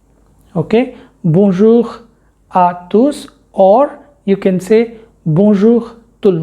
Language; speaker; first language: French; non-native, fluent; Hindi